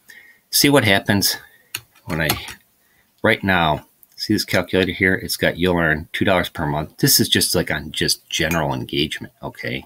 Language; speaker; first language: English; native; English